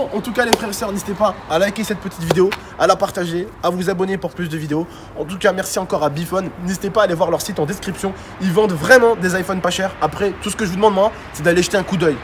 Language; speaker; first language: French; native; French